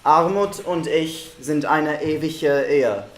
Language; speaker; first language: German; non-native, learner; Arabic